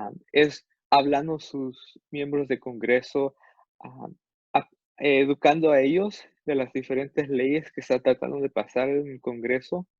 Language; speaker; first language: Spanish; non-native, fluent; English